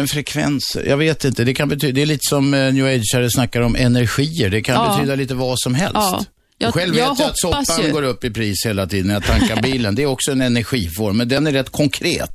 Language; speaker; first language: Swedish; native; Swedish